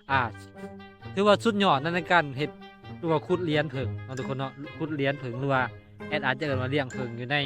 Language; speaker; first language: Thai; non-native, local second language; Northeastern Thai